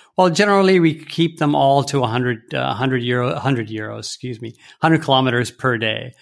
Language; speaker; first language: English; early bilingual, heritage; English